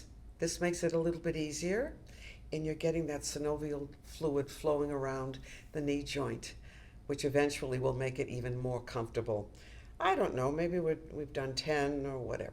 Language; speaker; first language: English; native; English